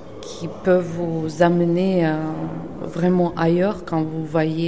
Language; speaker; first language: French; non-native, fluent; Ukrainian